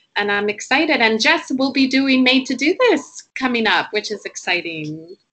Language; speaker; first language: English; non-native, fluent; Spanish